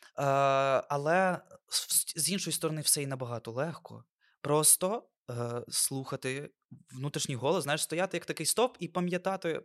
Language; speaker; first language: Ukrainian; non-native, local second language; Russian